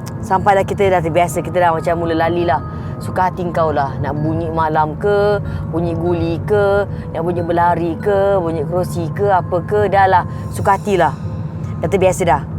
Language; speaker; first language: Malay; native; Malay